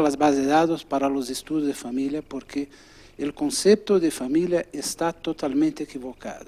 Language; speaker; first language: Spanish; non-native, fluent; Portuguese